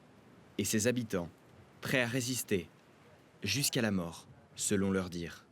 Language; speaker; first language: French; native; French